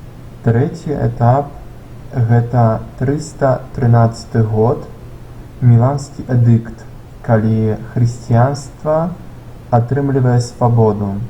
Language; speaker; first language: Belarusian; non-native, local second language; Russian